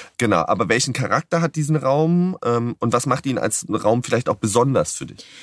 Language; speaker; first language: German; native; German